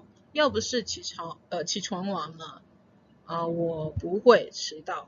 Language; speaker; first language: Chinese; non-native, fluent; English